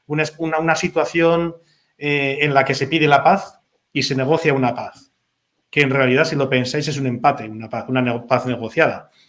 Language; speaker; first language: Spanish; native; Spanish